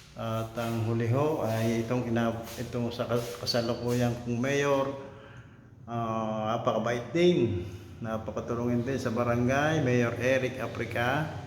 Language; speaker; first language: Filipino; native; Filipino